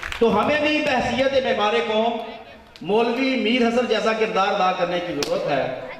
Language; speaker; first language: Urdu; non-native, local second language; Punjabi